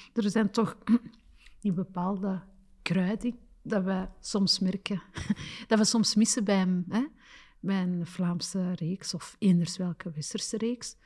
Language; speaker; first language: Dutch; early bilingual, other home language; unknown